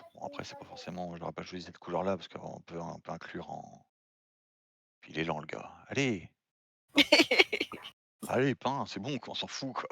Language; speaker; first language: French; native; French